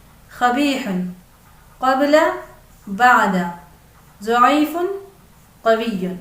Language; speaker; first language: Arabic; non-native, fluent; Urdu